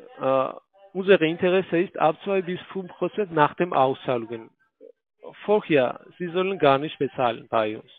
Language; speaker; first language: German; non-native, fluent; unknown